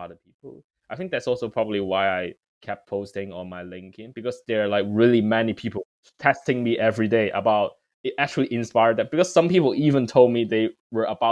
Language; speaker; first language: English; non-native, local second language; Cantonese